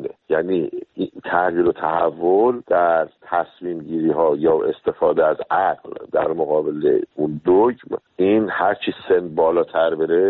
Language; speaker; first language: Persian; native; Persian